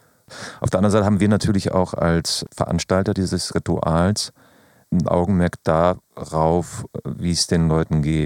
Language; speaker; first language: German; native; German